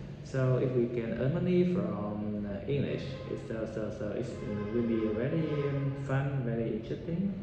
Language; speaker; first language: English; non-native, learner; Vietnamese